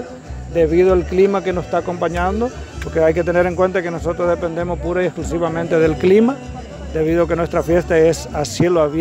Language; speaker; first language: Spanish; native; Spanish